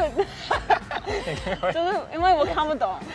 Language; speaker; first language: Chinese; non-native, fluent; English